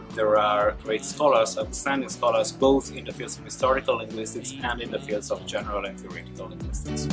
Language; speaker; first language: English; non-native, fluent; Italian